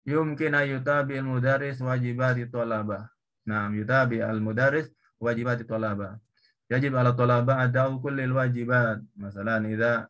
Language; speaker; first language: Arabic; non-native, learner; Indonesian